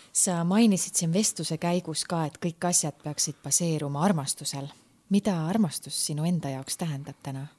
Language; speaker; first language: Estonian; native; Estonian